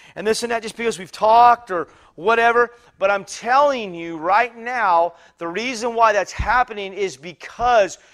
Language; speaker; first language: English; native; English